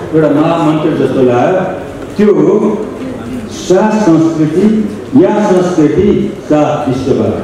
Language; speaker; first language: Nepali; non-native, local second language; Newari